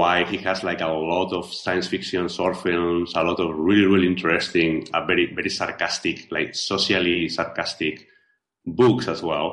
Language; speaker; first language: English; non-native, fluent; Spanish